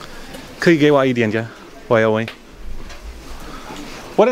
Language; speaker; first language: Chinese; non-native, learner; English